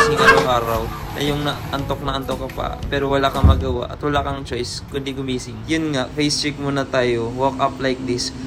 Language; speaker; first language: Filipino; non-native, local second language; Cebuano